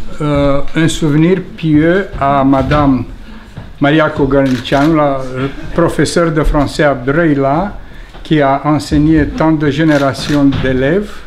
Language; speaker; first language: French; non-native, fluent; Romanian